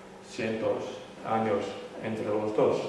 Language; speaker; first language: Spanish; non-native, learner; Western Frisian